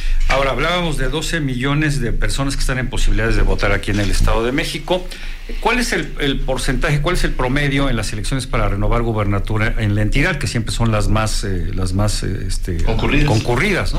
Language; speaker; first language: Spanish; native; Spanish